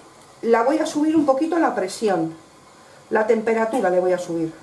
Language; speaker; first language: Spanish; native; Spanish